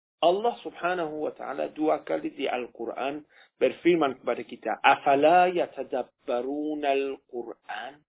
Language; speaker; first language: Indonesian; non-native, fluent; Persian